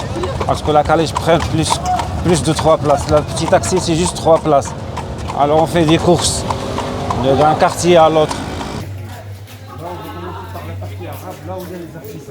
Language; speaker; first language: French; non-native, local second language; Arabic